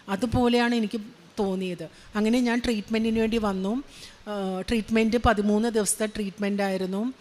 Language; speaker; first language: Malayalam; native; Malayalam